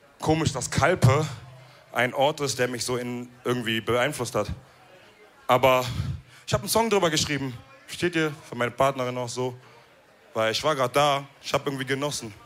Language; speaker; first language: German; early bilingual, other home language; Wolof